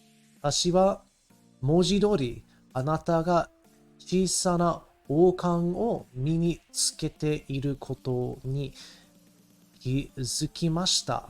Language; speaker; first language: Japanese; non-native, learner; English